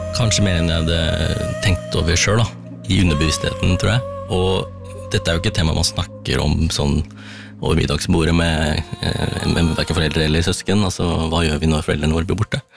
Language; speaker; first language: Norwegian; early bilingual, other home language; Tamil